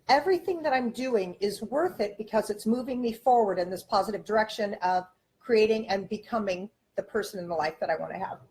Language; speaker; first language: English; native; English